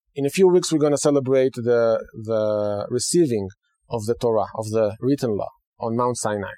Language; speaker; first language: English; non-native, fluent; Hebrew